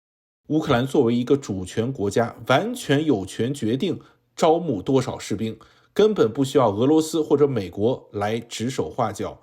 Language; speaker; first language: Chinese; native; Chinese